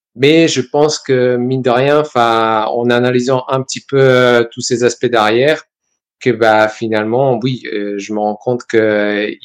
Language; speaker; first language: French; non-native, fluent; Serbian